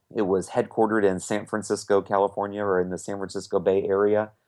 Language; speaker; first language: English; native; English